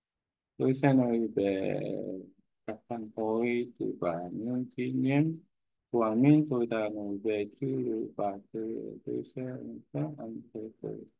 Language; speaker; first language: Vietnamese; non-native, learner; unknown